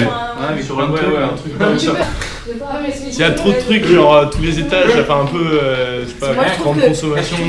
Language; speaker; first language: French; native; French